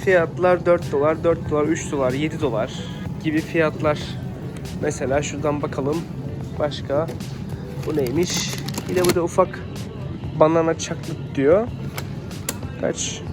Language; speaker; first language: Turkish; native; Turkish